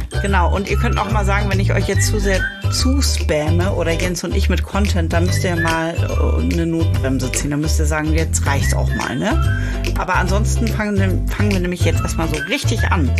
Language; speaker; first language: German; native; German